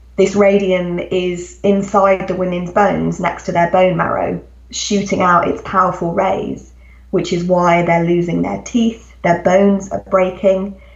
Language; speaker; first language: English; native; English